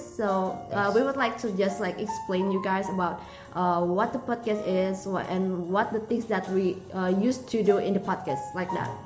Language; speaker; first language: English; non-native, learner; Indonesian